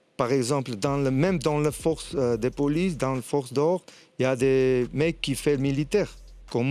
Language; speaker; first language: French; non-native, fluent; Armenian